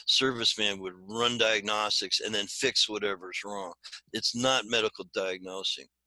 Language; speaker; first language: English; native; English